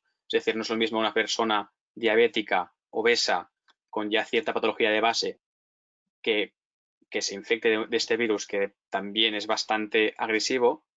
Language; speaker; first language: Spanish; native; Spanish